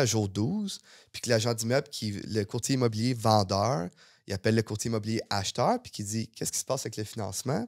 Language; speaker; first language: French; native; French